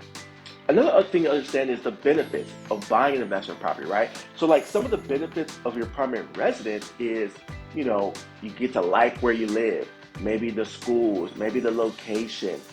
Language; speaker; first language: English; native; English